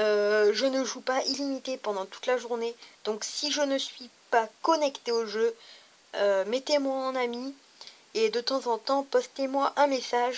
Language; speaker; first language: French; native; French